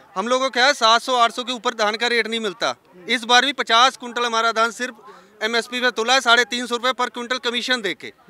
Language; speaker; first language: Hindi; native; Hindi